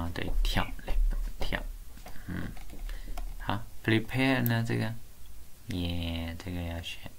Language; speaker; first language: Chinese; native; Chinese